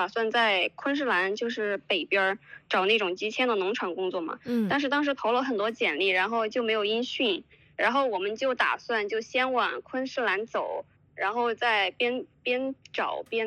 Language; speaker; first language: Chinese; native; Chinese